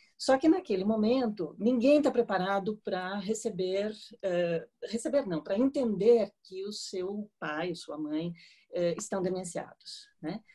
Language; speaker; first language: Portuguese; native; Portuguese